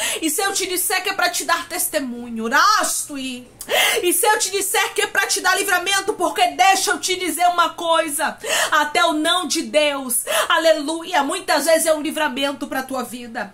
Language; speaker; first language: Portuguese; native; Portuguese